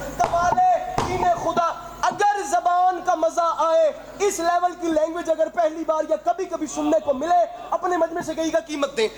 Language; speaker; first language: Urdu; non-native, local second language; Punjabi